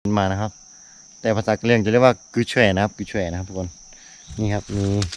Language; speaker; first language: Thai; non-native, local second language; Karen languages